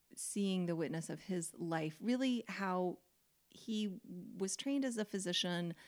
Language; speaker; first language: English; native; English